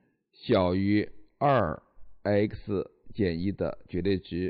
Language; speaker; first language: Chinese; native; Chinese